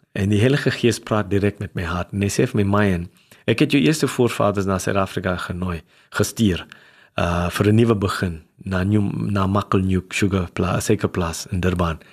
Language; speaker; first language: Afrikaans; non-native, local second language; English